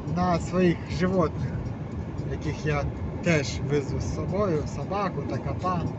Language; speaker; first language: Ukrainian; non-native, local second language; Russian